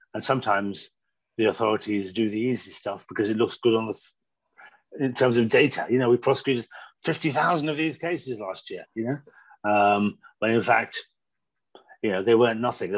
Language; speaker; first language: English; native; English